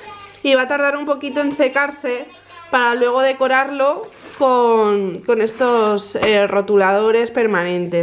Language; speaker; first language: Spanish; native; Spanish